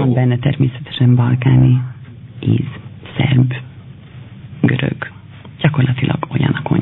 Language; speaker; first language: Hungarian; non-native, fluent; Albanian